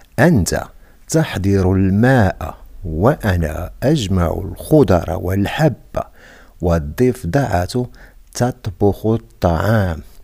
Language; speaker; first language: Arabic; non-native, fluent; Indonesian